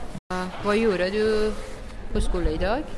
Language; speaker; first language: Norwegian; non-native, learner; Persian